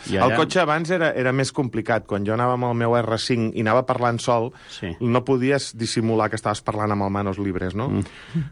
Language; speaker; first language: Catalan; native; Catalan